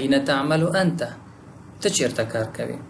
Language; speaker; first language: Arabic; non-native, fluent; Pashto